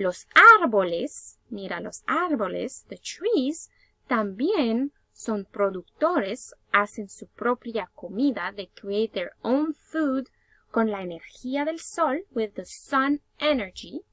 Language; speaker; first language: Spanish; early bilingual, heritage; Spanish